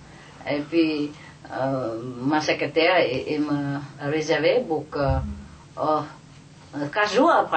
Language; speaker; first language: French; non-native, fluent; Vietnamese